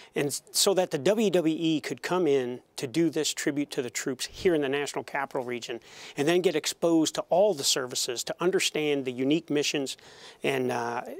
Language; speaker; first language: English; native; English